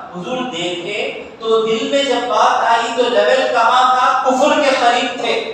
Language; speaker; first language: Urdu; native; Urdu